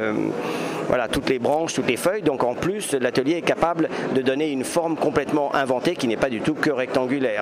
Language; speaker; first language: French; native; French